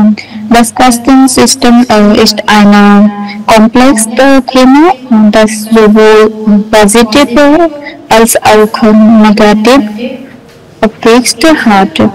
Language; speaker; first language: German; non-native, learner; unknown